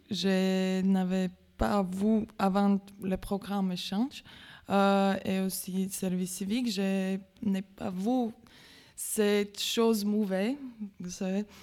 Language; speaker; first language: French; non-native, learner; Latvian